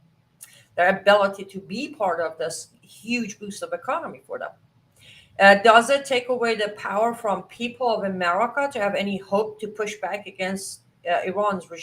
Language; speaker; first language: English; non-native, fluent; Persian